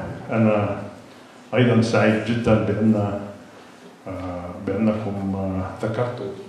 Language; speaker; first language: Arabic; non-native, fluent; Russian